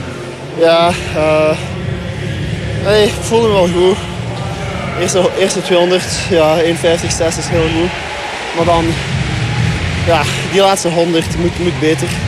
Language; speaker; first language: Dutch; non-native, local second language; French